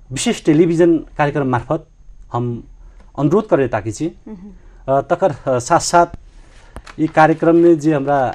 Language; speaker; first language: Maithili; non-native, local second language; Rana Tharu